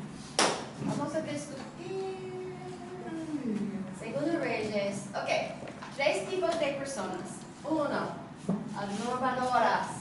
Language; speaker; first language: Spanish; non-native, learner; English